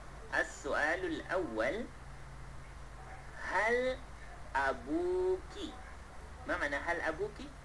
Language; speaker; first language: Arabic; non-native, fluent; Malay